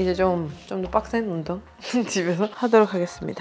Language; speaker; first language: Korean; non-native, fluent; Georgian